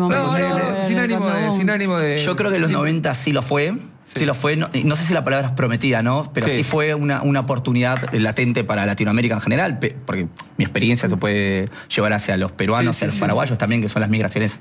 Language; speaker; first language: Spanish; non-native, local second language; Quechua